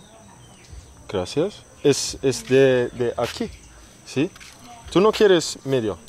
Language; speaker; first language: Spanish; non-native, learner; English